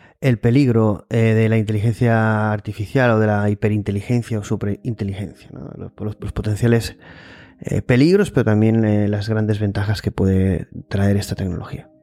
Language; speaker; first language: Spanish; native; Spanish